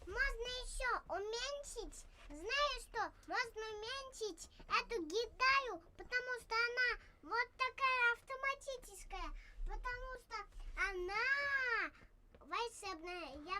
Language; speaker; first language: Russian; early bilingual, other home language; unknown